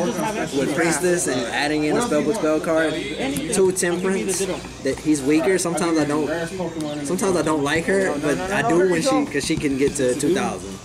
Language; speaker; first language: English; native; English